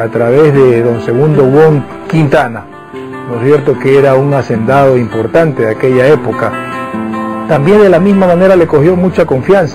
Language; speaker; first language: Spanish; native; Spanish